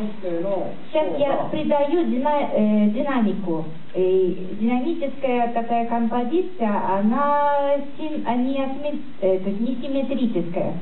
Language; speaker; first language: Russian; non-native, fluent; Japanese